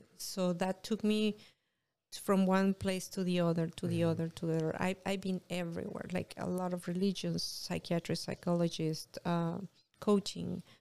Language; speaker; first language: English; non-native, fluent; Spanish